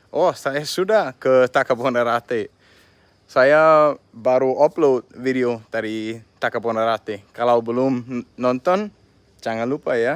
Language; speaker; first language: Indonesian; non-native, fluent; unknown